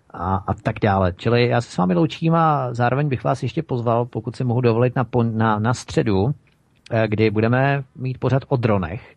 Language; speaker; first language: Czech; native; Czech